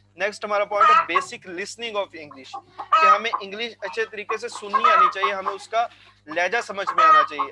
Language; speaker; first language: Urdu; non-native, local second language; Punjabi